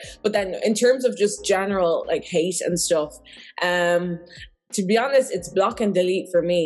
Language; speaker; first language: English; native; English